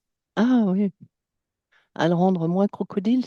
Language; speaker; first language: French; native; French